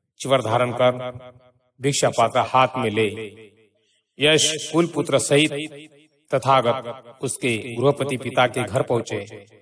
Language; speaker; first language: Hindi; non-native, local second language; Marathi